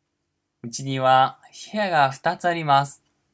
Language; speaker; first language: Japanese; non-native, fluent; Portuguese